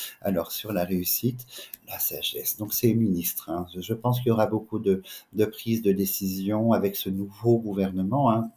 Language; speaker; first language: French; native; French